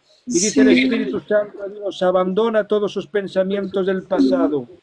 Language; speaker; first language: Spanish; native; Spanish